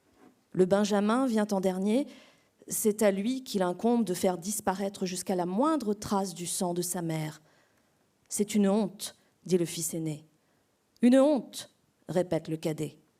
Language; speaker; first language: French; native; French